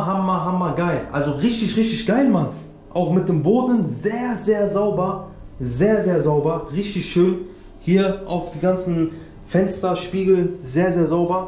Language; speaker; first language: German; early bilingual, other home language; Turkish